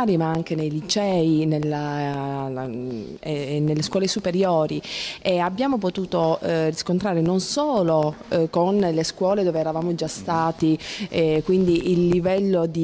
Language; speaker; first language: Italian; native; Italian